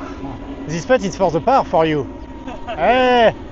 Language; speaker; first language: English; non-native, learner; French